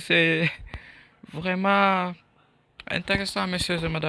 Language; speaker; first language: French; non-native, learner; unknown